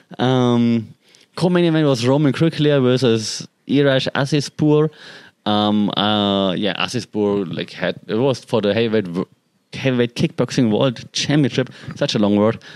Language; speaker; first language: English; non-native, fluent; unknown